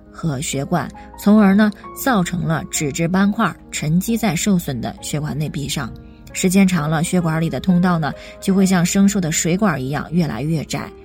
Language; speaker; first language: Chinese; native; Chinese